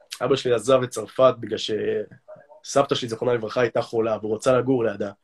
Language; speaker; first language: Hebrew; native; Hebrew